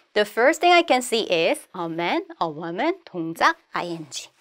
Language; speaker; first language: English; non-native, fluent; Korean